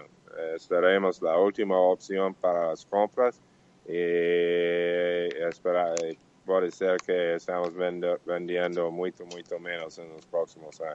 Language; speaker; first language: Portuguese; non-native, learner; Spanish